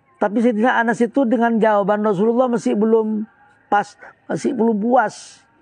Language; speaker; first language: Indonesian; non-native, local second language; Madurese